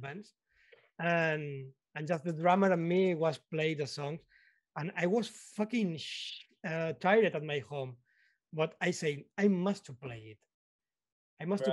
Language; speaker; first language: English; non-native, learner; Spanish